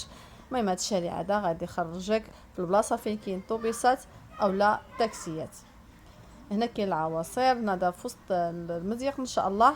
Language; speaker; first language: Arabic; native; Arabic